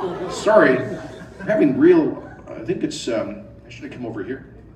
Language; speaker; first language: English; native; English